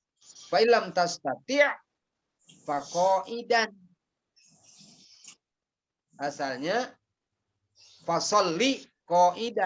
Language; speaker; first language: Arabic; non-native, fluent; Indonesian